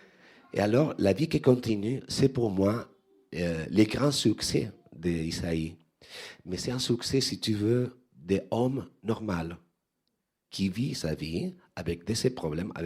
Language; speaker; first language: French; non-native, fluent; Spanish